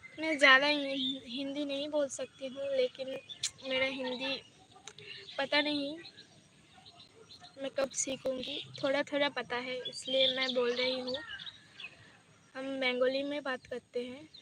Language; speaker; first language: Hindi; non-native, local second language; Bangla